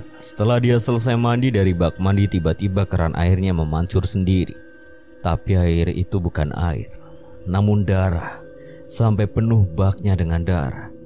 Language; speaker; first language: Indonesian; native; Indonesian